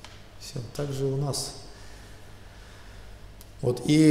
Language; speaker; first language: Russian; native; Russian